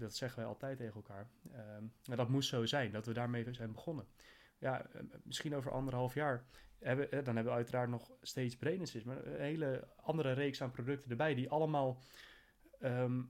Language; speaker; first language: Dutch; native; Dutch